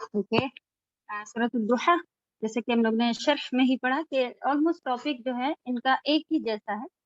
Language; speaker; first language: Urdu; native; Urdu